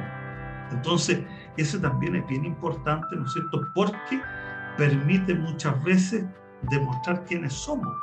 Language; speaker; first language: Spanish; native; Spanish